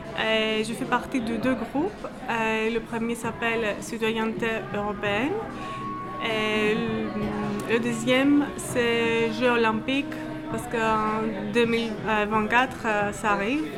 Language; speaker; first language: French; non-native, fluent; Greek